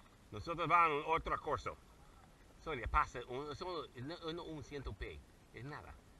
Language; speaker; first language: Spanish; non-native, learner; English